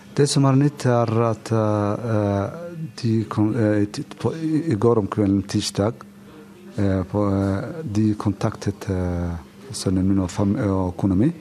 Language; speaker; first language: Norwegian; non-native, fluent; Somali